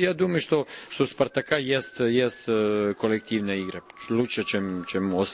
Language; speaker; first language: Russian; non-native, learner; Serbian